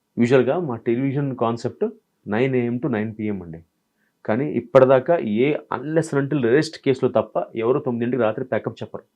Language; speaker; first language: Telugu; native; Telugu